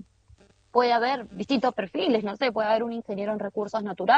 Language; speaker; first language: Spanish; native; Spanish